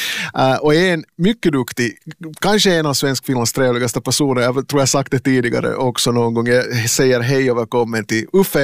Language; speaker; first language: Swedish; native; Swedish